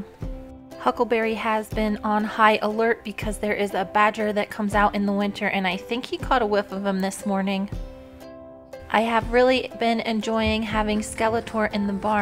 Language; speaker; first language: English; native; English